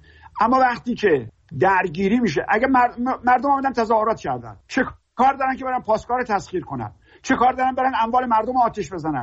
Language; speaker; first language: Persian; native; Persian